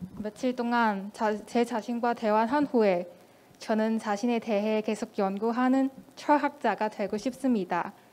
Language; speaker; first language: Korean; non-native, fluent; Cantonese